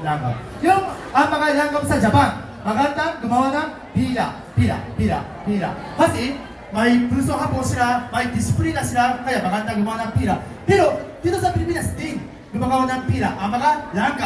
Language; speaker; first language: Filipino; non-native, fluent; Japanese